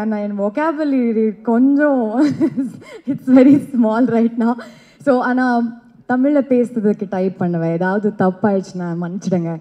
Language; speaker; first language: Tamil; non-native, learner; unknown